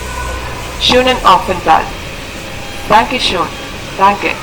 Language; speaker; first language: German; non-native, learner; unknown